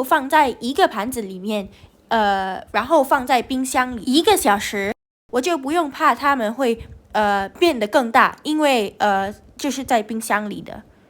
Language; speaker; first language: Chinese; non-native, learner; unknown